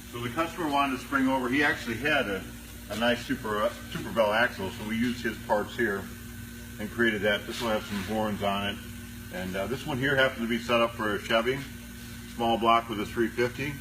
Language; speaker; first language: English; native; English